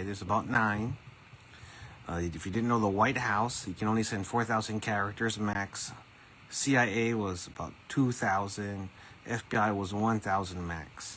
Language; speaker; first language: English; native; English